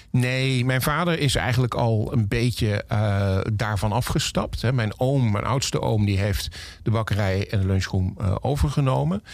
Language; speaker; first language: Dutch; native; Dutch